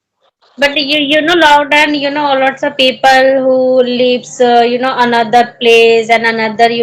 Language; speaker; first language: English; non-native, learner; Hindi